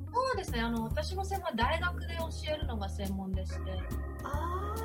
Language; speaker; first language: Japanese; native; Japanese